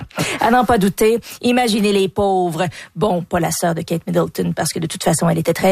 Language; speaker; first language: French; native; French